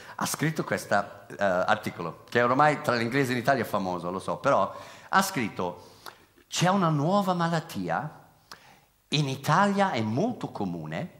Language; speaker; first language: Italian; non-native, fluent; English